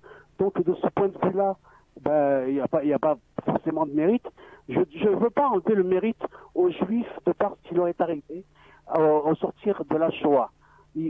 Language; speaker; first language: French; native; French